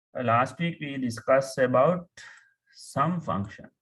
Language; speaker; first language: English; non-native, local second language; Tamil